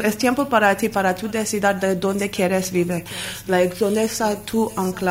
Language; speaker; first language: Spanish; non-native, learner; Armenian